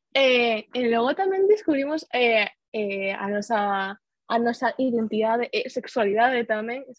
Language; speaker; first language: Galician; non-native, local second language; Spanish